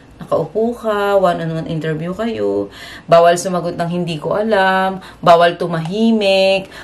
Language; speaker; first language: Filipino; native; Filipino